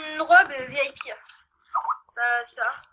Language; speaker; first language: French; native; French